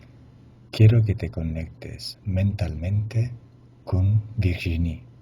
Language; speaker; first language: Spanish; non-native, fluent; Italian